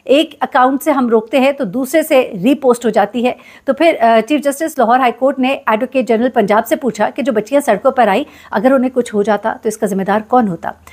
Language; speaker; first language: Urdu; native; Urdu